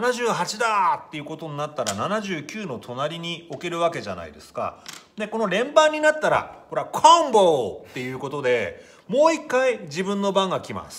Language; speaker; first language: Japanese; native; Japanese